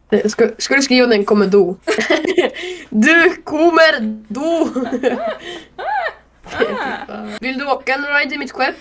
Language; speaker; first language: Swedish; native; Swedish